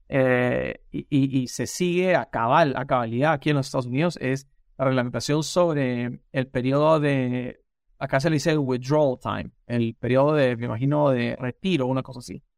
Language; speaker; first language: Spanish; native; Spanish